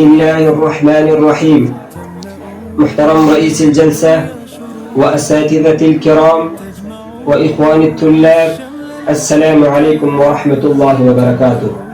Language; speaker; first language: Arabic; non-native, learner; Urdu